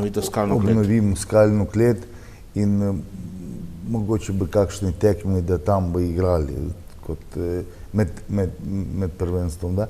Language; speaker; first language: Slovenian; non-native, learner; Russian